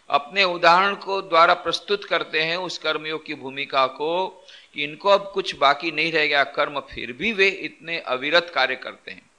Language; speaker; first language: Hindi; non-native, local second language; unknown